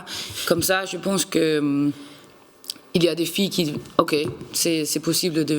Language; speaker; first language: French; non-native, learner; Danish